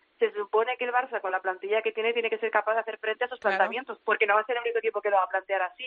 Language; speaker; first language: Spanish; native; Spanish